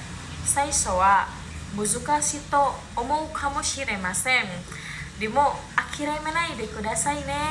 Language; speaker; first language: Japanese; non-native, learner; Indonesian